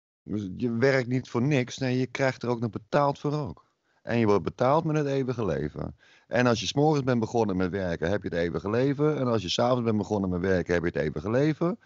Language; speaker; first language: Dutch; native; Dutch